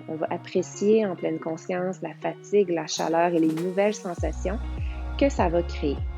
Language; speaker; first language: French; native; French